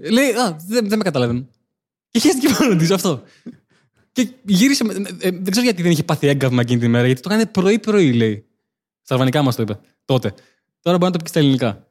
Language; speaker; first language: Greek; early bilingual, other home language; Albanian